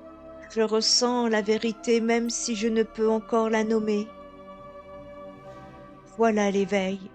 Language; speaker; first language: French; native; French